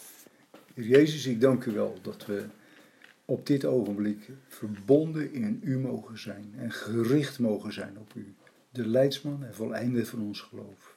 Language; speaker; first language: Dutch; native; Dutch